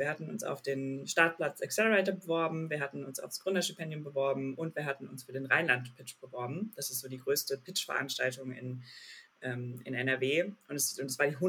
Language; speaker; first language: German; native; German